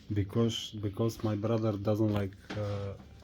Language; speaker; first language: English; non-native, learner; Bulgarian